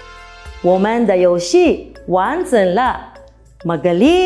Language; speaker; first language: Chinese; non-native, fluent; Filipino